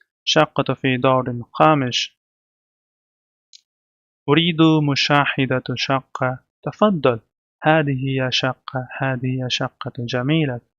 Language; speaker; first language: Arabic; non-native, learner; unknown